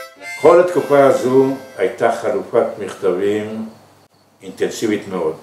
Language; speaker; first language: Hebrew; early bilingual, other home language; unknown